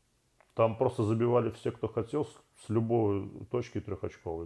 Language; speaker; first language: Russian; native; Russian